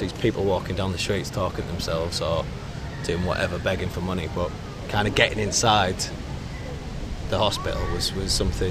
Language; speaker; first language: English; native; English